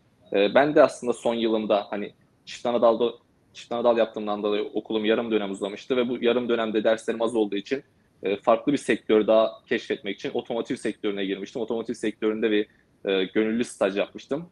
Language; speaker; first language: Turkish; native; Turkish